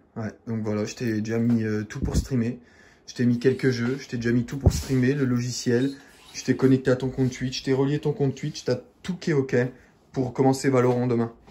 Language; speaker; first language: French; native; French